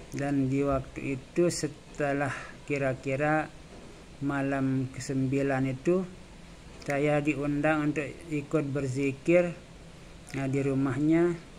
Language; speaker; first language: Indonesian; non-native, local second language; Sasak